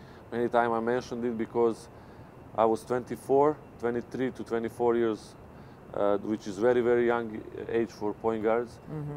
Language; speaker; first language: English; non-native, fluent; Serbian